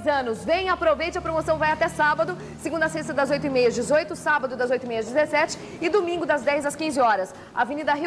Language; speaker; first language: Portuguese; native; Portuguese